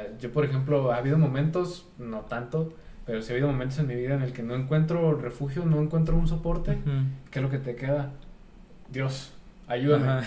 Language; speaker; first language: Spanish; native; Spanish